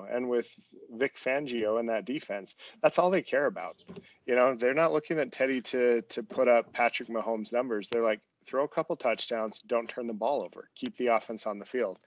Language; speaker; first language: English; native; English